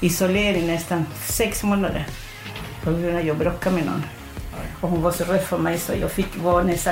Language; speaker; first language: Swedish; non-native, fluent; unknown